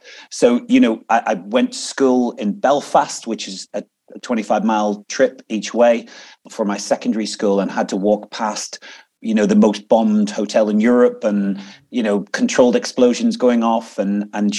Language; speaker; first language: English; native; English